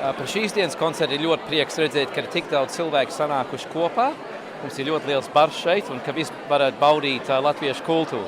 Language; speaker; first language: Latvian; early bilingual, heritage; Latvian